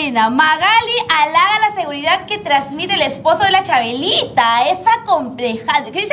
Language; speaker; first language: Spanish; native; Spanish